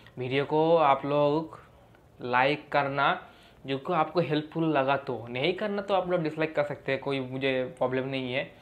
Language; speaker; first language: Hindi; non-native, local second language; Bangla